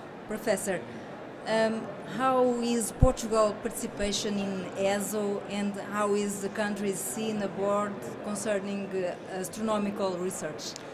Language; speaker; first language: English; non-native, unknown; Portuguese